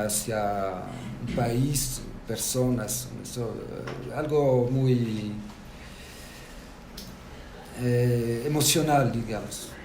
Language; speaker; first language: Spanish; non-native, fluent; French